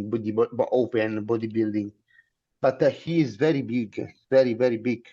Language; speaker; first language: English; non-native, learner; Italian